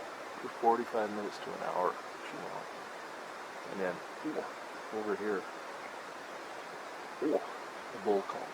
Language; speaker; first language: English; native; English